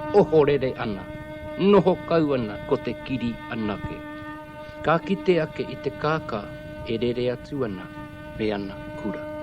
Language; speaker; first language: Māori; native; Māori